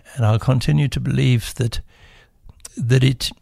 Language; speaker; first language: English; native; English